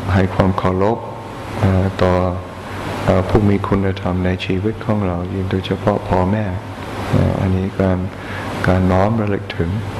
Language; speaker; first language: Thai; non-native, fluent; English